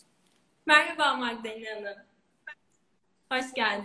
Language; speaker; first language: Turkish; native; Turkish